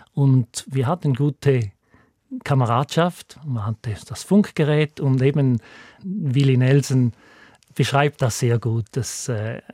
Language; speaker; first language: German; native; German